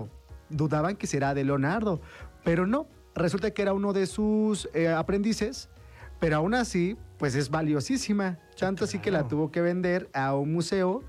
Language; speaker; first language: Spanish; native; Spanish